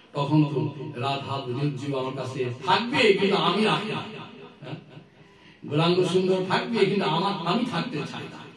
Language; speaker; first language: Bangla; non-native, learner; Assamese